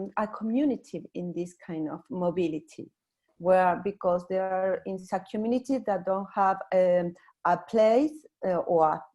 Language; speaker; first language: English; non-native, learner; Spanish